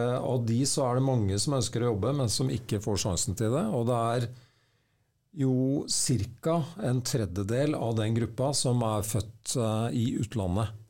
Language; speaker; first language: Norwegian; native; Norwegian